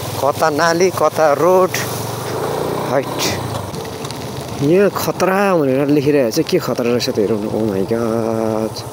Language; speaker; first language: Nepali; native; Nepali